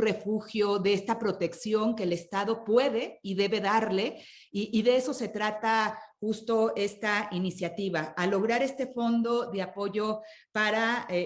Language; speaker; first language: Spanish; native; Spanish